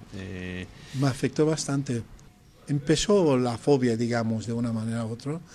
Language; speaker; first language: Spanish; non-native, fluent; Persian